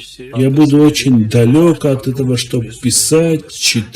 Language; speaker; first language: Russian; non-native, fluent; Armenian